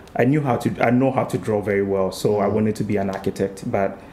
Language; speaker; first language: English; non-native, local second language; Akan